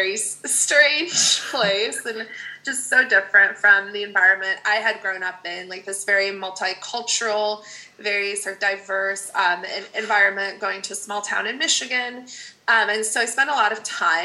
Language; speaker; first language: English; non-native, fluent; Dutch